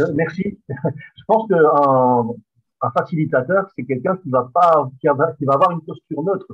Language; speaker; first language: French; non-native, fluent; Spanish